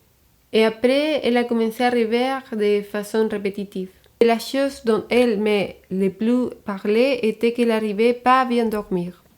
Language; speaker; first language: French; non-native, fluent; Spanish